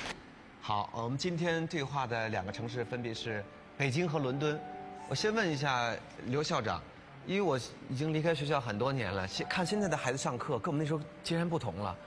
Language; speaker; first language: Chinese; native; Chinese